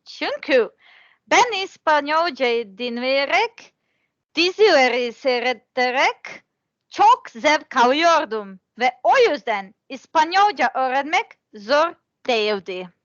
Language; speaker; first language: Turkish; non-native, learner; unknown